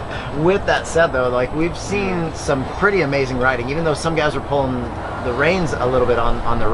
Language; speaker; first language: English; native; English